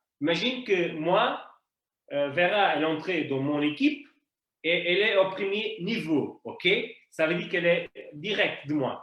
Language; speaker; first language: French; non-native, fluent; Portuguese